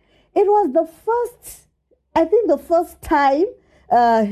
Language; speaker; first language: English; non-native, local second language; Shona